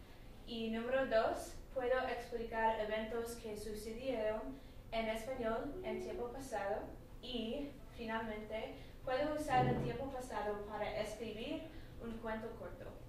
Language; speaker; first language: Spanish; non-native, learner; English